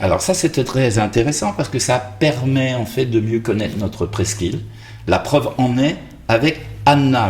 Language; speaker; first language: French; native; French